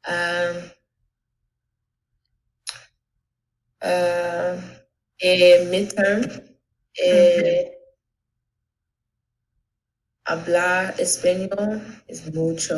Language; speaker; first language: Spanish; non-native, learner; English